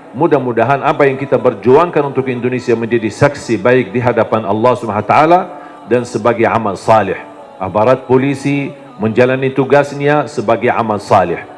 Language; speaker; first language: Indonesian; non-native, fluent; Arabic